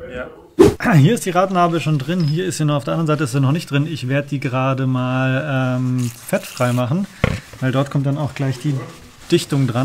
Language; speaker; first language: German; native; German